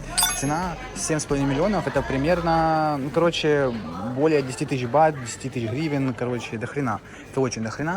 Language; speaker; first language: Russian; native; Russian